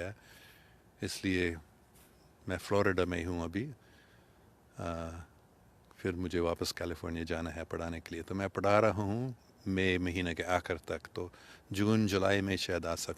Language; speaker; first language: Urdu; non-native, fluent; English